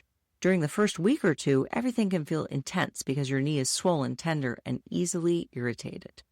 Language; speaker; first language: English; native; English